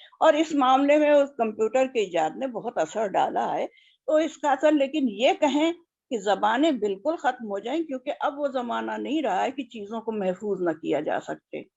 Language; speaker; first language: Urdu; native; Urdu